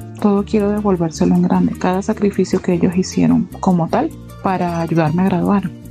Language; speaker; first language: Spanish; native; Spanish